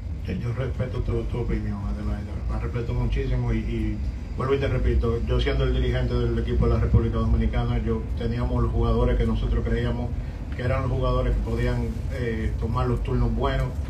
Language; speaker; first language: Spanish; native; Spanish